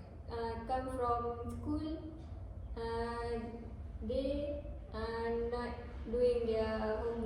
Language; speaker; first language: English; non-native, learner; Malay